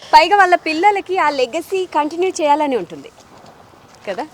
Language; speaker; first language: Telugu; native; Telugu